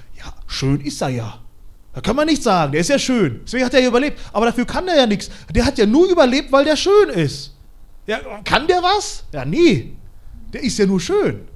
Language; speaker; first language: German; early bilingual, other home language; Russian